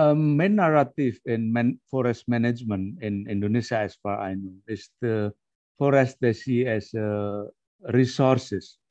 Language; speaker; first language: English; non-native, fluent; Indonesian